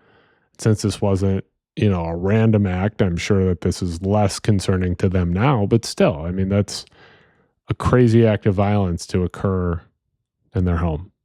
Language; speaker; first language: English; native; English